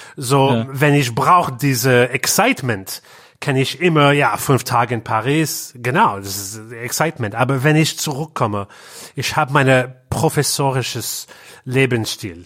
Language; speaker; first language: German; non-native, learner; English